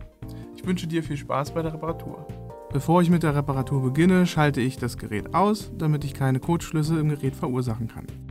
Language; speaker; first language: German; native; German